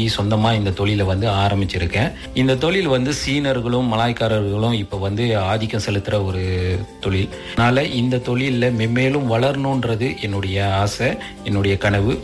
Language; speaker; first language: Tamil; early bilingual, heritage; Tamil